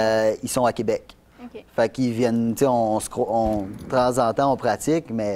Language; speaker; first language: French; native; French